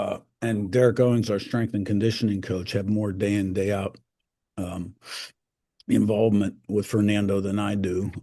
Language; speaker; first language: English; native; English